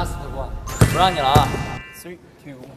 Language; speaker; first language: Chinese; native; Chinese